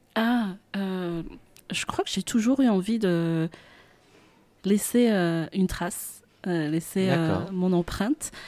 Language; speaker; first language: French; non-native, local second language; Malagasy